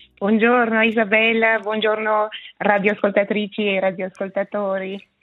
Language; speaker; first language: Italian; early bilingual, other home language; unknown